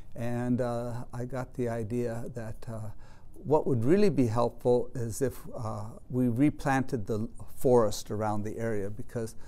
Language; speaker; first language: English; native; English